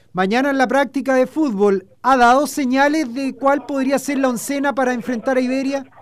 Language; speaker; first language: Spanish; native; Spanish